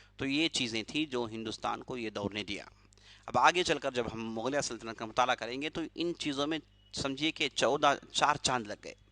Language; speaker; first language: Urdu; native; Urdu